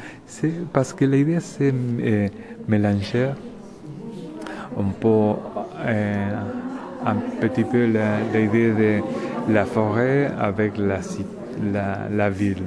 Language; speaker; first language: French; non-native, learner; Spanish